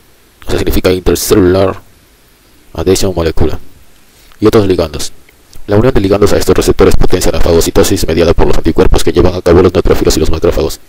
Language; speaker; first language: Spanish; native; Spanish